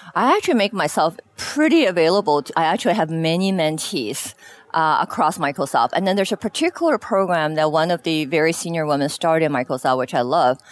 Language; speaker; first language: English; non-native, fluent; Chinese